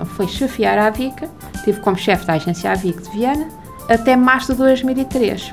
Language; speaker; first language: Portuguese; native; Portuguese